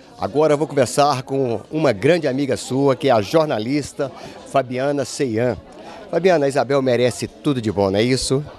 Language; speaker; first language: Portuguese; native; Portuguese